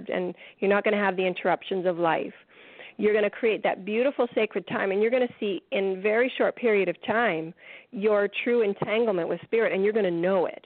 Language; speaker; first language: English; native; English